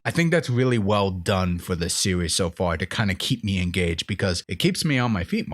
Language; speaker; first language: English; native; English